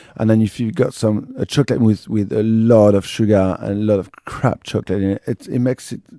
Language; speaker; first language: English; non-native, fluent; French